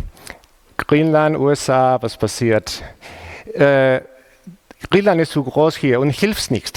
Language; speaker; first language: German; non-native, fluent; Spanish